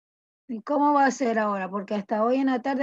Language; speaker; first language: Spanish; native; Spanish